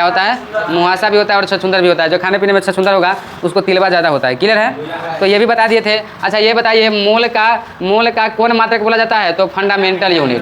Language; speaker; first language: Hindi; native; Hindi